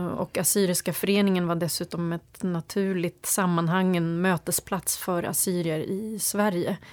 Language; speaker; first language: Swedish; early bilingual, other home language; Turoyo